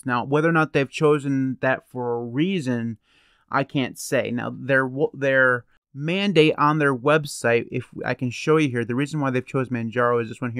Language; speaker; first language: English; native; English